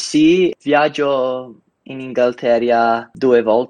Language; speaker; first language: Italian; non-native, learner; English